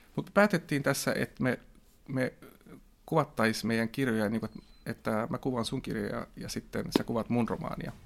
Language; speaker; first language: Finnish; non-native, local second language; Swedish